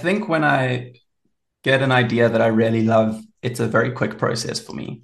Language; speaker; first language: English; native; English